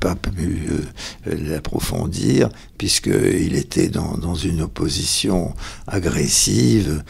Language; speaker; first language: French; native; French